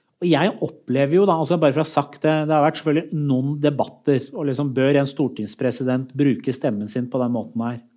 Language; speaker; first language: Norwegian; early bilingual, other home language; Persian